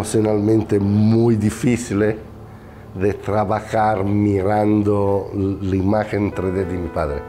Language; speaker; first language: Spanish; non-native, learner; Italian